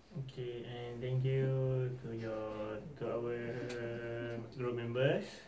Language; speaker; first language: English; non-native, learner; Malay